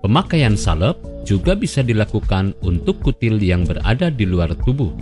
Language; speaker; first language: Indonesian; native; Indonesian